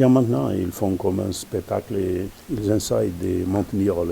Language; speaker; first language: French; non-native, learner; Portuguese